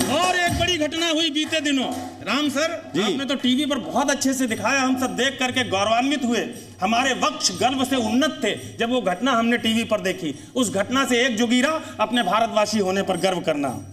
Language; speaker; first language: Hindi; native; Hindi